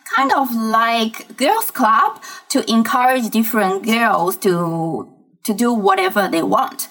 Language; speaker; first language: English; non-native, fluent; Chinese